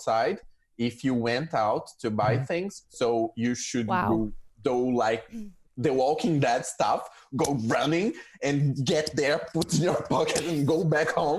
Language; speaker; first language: English; non-native, fluent; Portuguese